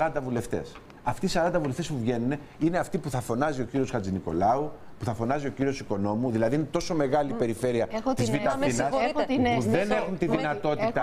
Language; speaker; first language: Greek; native; Greek